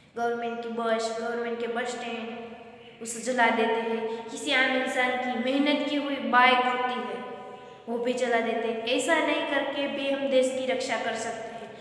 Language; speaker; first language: Hindi; non-native, local second language; Gujarati